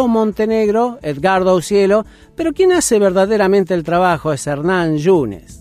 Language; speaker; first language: Spanish; native; Spanish